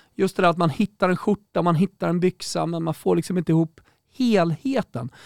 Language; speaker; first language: Swedish; native; Swedish